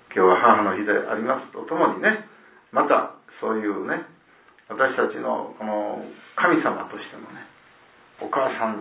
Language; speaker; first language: Japanese; native; Japanese